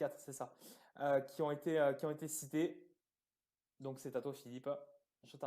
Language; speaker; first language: French; native; French